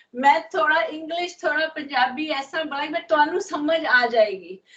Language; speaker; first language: Punjabi; non-native, learner; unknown